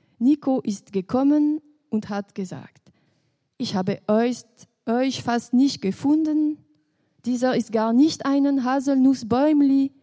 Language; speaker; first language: German; non-native, local second language; French